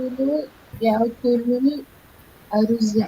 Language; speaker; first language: Arabic; non-native, learner; Tamil